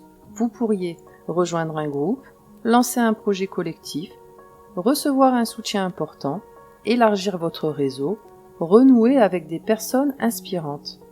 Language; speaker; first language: French; native; French